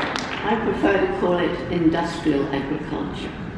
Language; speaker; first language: English; native; English